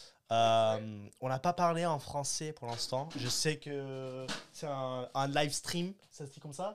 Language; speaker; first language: French; non-native, fluent; English